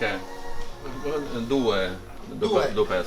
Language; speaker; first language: Italian; non-native, learner; Norwegian